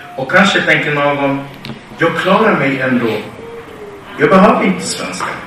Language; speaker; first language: Swedish; non-native, fluent; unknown